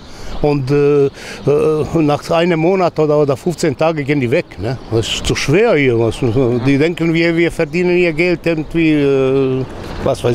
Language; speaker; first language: German; non-native, learner; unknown